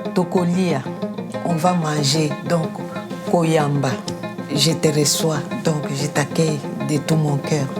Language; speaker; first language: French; non-native, local second language; Lingala